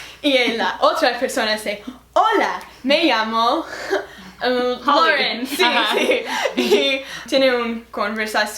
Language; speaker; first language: Spanish; non-native, learner; English